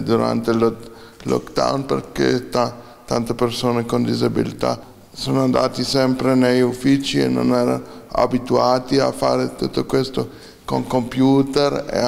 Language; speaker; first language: Italian; non-native, local second language; German